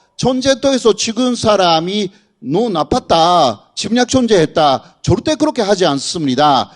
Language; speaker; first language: Korean; non-native, fluent; Japanese